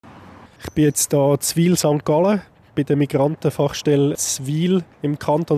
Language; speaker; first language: German; native; German